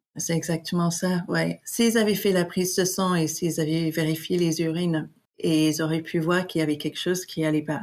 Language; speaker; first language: French; non-native, fluent; English